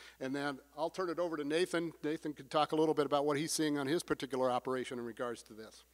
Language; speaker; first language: English; native; English